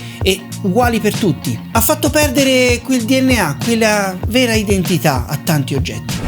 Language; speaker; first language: Italian; native; Italian